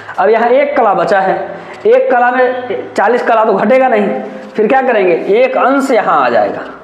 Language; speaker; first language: Hindi; native; Hindi